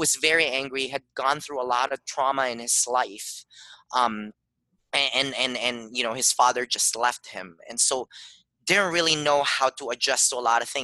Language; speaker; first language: English; non-native, local second language; Filipino